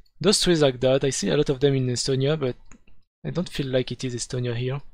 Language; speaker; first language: English; non-native, learner; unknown